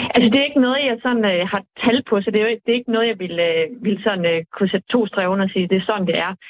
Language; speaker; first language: Danish; native; Danish